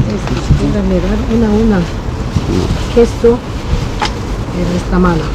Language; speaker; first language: Spanish; non-native, learner; Filipino